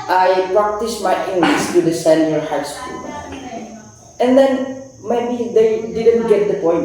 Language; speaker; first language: English; non-native, fluent; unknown